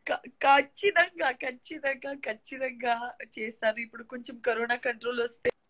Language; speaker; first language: Telugu; non-native, learner; Gujarati